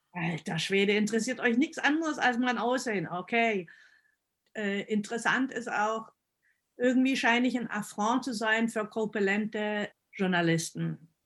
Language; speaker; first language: German; early bilingual, other home language; Italian